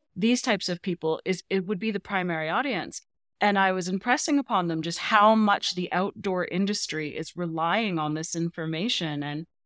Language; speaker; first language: English; native; English